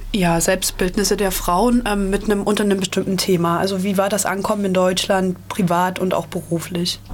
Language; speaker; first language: German; native; German